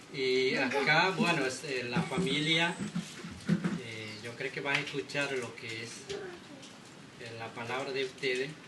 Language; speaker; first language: Spanish; non-native, local second language; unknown